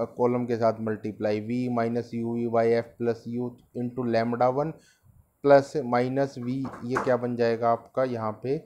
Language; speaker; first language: Hindi; native; Hindi